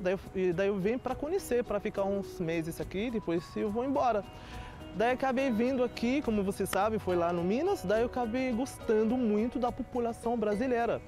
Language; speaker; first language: Portuguese; non-native, learner; Arabic